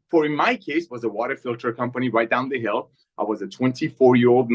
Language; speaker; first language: English; native; English